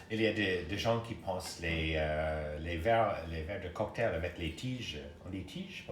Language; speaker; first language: French; non-native, learner; English